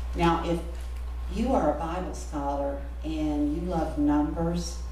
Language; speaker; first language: English; native; English